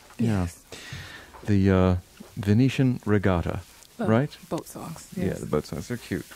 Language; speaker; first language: English; native; English